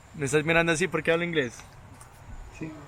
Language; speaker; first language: Spanish; early bilingual, heritage; English